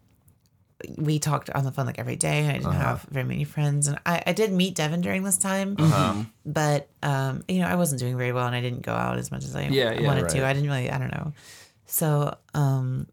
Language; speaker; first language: English; native; English